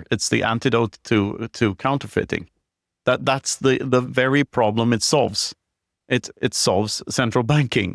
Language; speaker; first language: English; non-native, fluent; Swedish